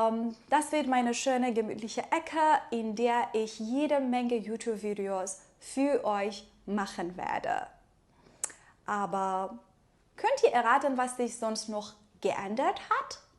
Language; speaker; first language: German; non-native, fluent; Persian